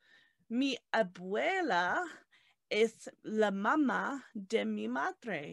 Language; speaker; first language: Spanish; non-native, learner; English